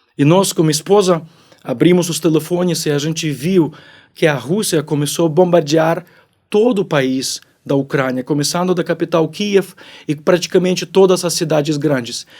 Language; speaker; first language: Portuguese; non-native, fluent; Ukrainian